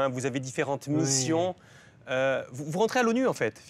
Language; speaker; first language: French; native; French